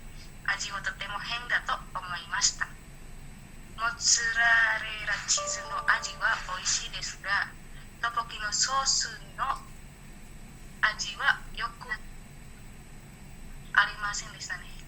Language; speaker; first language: Japanese; non-native, learner; Indonesian